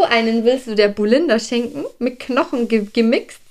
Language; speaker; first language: German; native; German